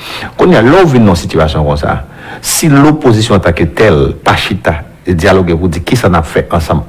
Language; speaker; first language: French; non-native, local second language; Haitian Creole